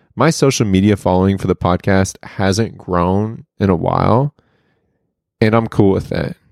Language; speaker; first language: English; native; English